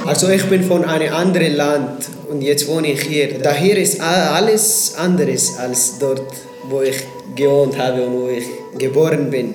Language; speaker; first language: German; non-native, learner; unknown